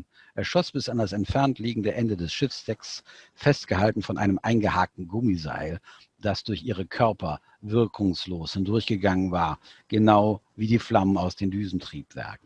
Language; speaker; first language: German; native; German